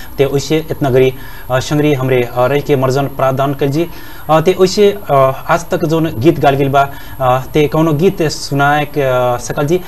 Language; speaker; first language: Bhojpuri; non-native, local second language; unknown